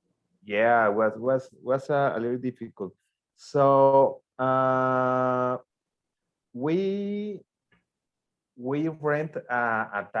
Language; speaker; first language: English; non-native, learner; Spanish